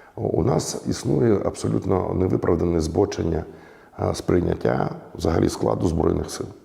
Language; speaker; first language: Ukrainian; non-native, local second language; Russian